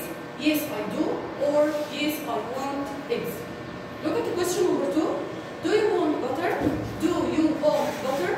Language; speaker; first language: English; non-native, learner; Arabic